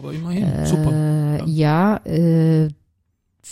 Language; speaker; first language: German; native; German